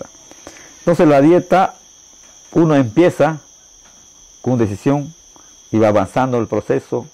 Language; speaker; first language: Spanish; non-native, local second language; Shipibo-Conibo